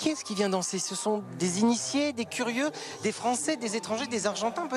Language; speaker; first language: French; native; French